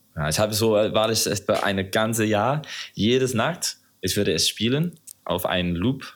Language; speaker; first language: German; non-native, learner; English